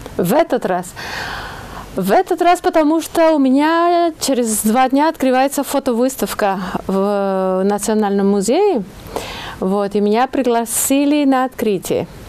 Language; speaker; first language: Russian; non-native, fluent; Spanish